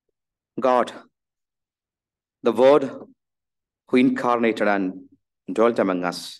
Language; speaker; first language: English; non-native, local second language; Malayalam